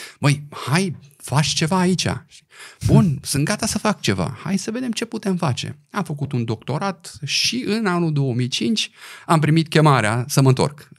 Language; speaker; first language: Romanian; native; Romanian